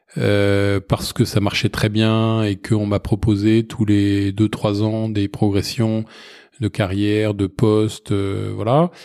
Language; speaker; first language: French; native; French